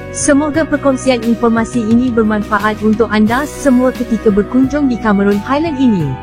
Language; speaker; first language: Malay; native; Malay